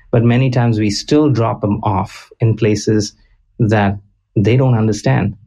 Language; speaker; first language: English; non-native, local second language; Konkani